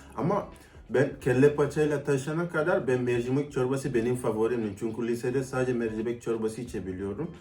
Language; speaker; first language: Turkish; non-native, fluent; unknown